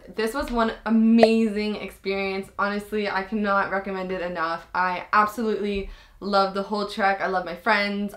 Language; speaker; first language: English; native; English